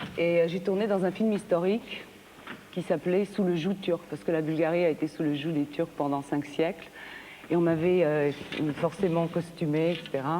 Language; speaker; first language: French; early bilingual, other home language; Bulgarian